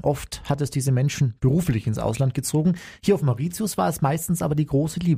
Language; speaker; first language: German; native; German